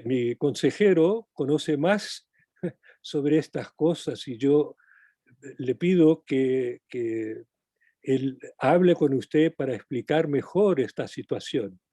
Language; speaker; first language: Spanish; non-native, fluent; English